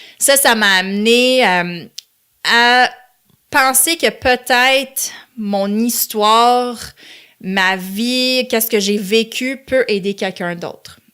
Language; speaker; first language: French; non-native, local second language; Italian